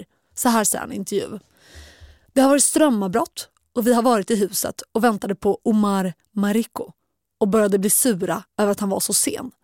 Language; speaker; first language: Swedish; native; Swedish